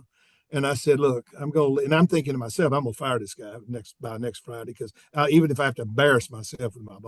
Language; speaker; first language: English; native; English